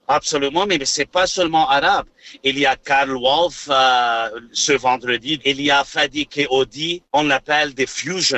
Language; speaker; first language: French; non-native, learner; Arabic